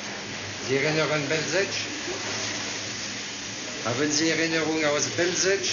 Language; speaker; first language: German; non-native, learner; French